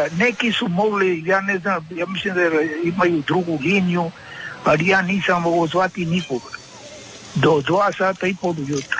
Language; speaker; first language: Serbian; early bilingual, heritage; Serbian